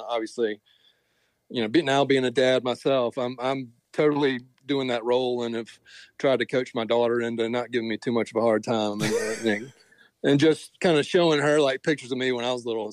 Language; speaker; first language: English; native; English